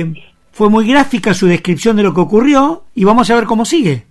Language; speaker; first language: Spanish; native; Spanish